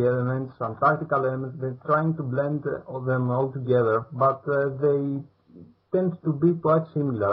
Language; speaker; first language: English; non-native, fluent; Greek